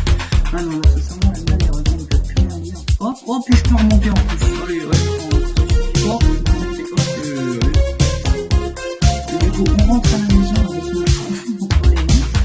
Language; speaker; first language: French; native; French